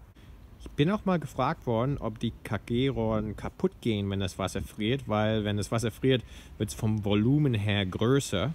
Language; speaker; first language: German; non-native, fluent; English